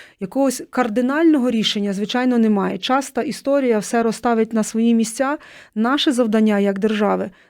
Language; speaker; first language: Ukrainian; native; Ukrainian